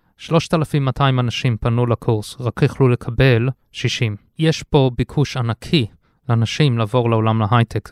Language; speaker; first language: Hebrew; early bilingual, heritage; Hebrew